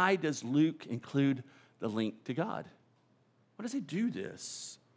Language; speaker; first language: English; native; English